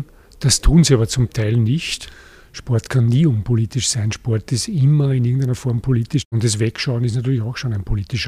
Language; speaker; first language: German; native; German